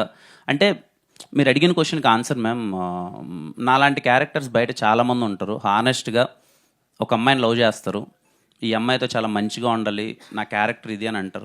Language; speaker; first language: Telugu; native; Telugu